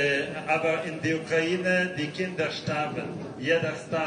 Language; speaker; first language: German; non-native, fluent; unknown